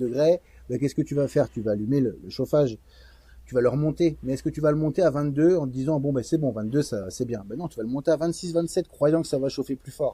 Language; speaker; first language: French; native; French